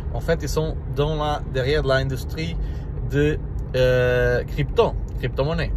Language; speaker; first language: French; non-native, learner; Portuguese